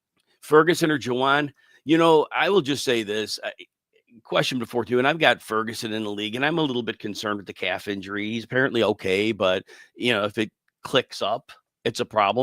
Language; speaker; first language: English; native; English